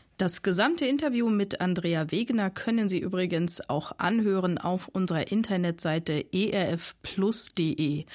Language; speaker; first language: German; native; German